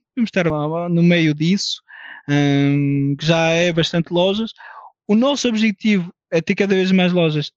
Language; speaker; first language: Portuguese; early bilingual, heritage; French